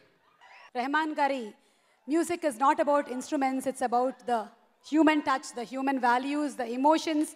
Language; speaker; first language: Telugu; native; Telugu